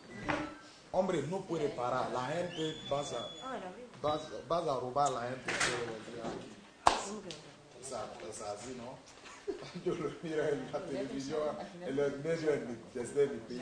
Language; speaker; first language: Spanish; non-native, learner; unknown